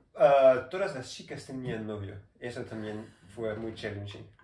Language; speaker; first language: Spanish; non-native, learner; German